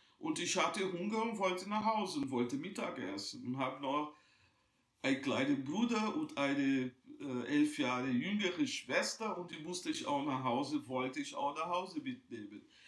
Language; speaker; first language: German; non-native, fluent; Portuguese